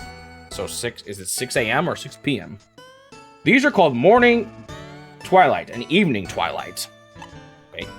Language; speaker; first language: English; native; English